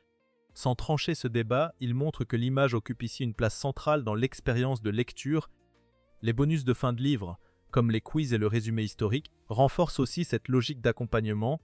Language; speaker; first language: French; native; French